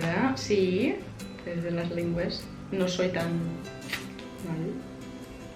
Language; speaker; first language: Spanish; non-native, fluent; English